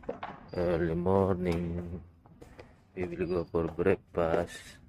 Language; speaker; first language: English; non-native, local second language; Filipino